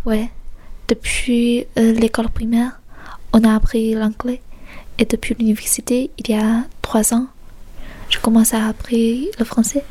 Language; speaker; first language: French; non-native, fluent; Chinese